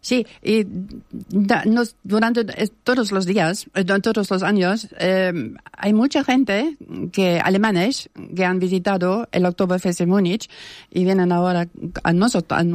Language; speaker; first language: Spanish; non-native, fluent; German